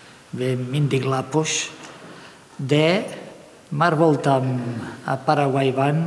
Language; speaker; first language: Hungarian; non-native, learner; Spanish